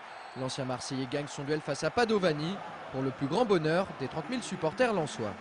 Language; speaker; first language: French; native; French